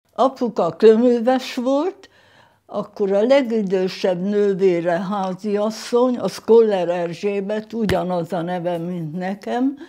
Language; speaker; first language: Hungarian; non-native, local second language; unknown